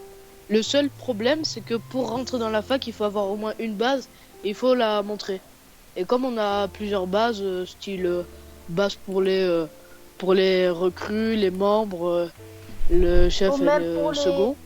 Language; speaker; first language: French; native; French